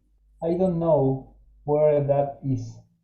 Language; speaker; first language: English; non-native, learner; Spanish